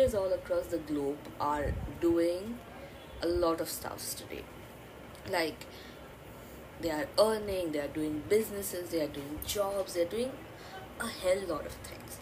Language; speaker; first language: English; non-native, local second language; Bangla